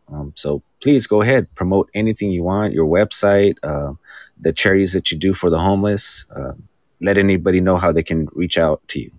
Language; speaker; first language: English; native; English